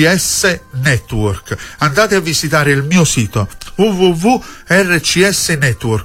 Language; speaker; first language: Italian; native; Italian